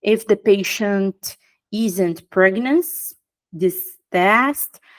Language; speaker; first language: English; non-native, fluent; Portuguese